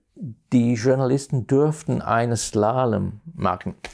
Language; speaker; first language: German; non-native, fluent; English